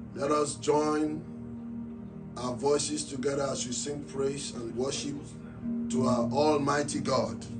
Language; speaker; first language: English; non-native, local second language; Yoruba